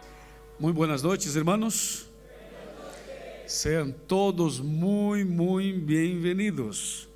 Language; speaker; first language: Spanish; non-native, fluent; Portuguese